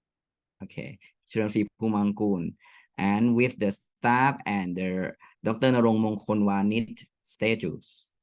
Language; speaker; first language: English; non-native, fluent; Thai